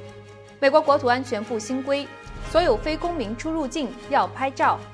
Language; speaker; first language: Chinese; native; Chinese